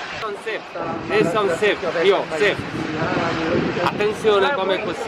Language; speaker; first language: Italian; non-native, learner; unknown